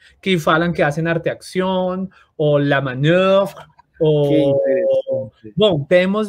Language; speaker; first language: Portuguese; non-native, fluent; Spanish